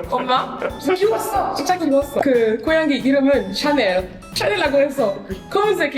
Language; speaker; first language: Korean; non-native, learner; French